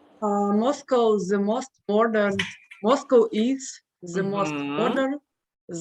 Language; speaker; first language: English; non-native, learner; Russian